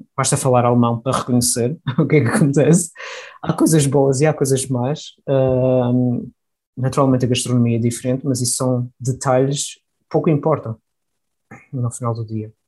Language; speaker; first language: Portuguese; native; Portuguese